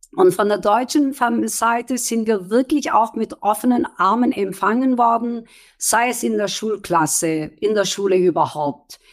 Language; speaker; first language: German; early bilingual, other home language; Kurdish